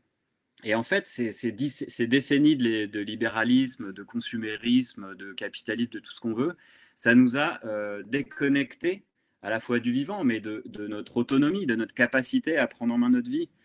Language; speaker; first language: French; native; French